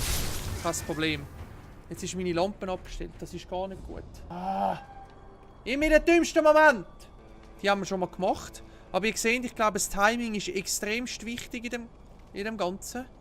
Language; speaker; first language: German; native; German